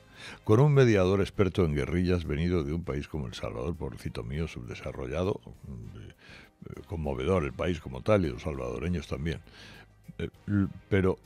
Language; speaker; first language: Spanish; native; Spanish